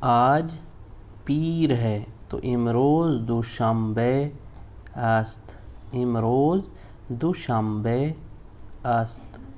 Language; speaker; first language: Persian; non-native, fluent; Urdu